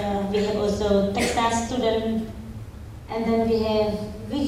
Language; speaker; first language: English; non-native, learner; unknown